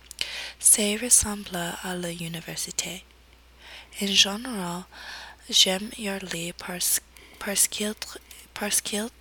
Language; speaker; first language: French; non-native, learner; English